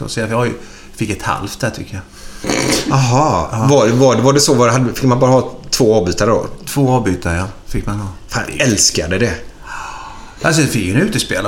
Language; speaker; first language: Swedish; native; Swedish